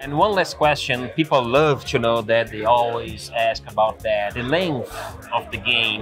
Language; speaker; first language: English; non-native, fluent; Portuguese